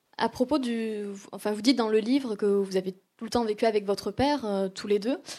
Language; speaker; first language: French; native; French